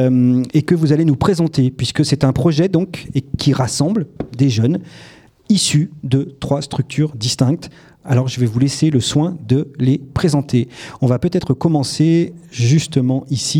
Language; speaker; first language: French; native; French